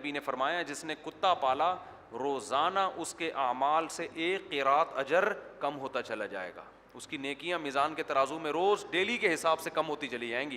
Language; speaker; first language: Urdu; native; Urdu